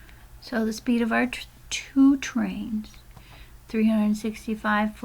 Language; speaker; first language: English; native; English